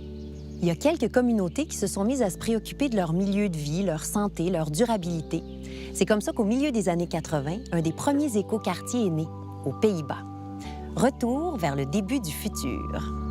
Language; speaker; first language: French; native; French